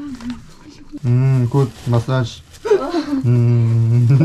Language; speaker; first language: English; non-native, learner; Korean